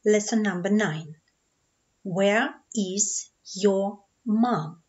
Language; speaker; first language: English; non-native, fluent; Ukrainian